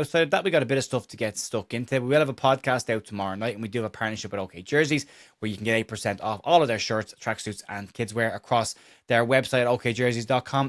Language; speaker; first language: English; native; English